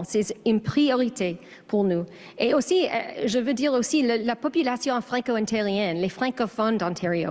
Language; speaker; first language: French; non-native, learner; English